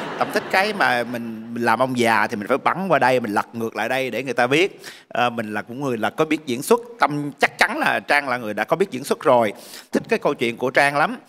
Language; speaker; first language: Vietnamese; native; Vietnamese